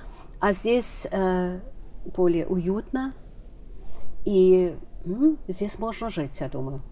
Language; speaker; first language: Russian; non-native, fluent; German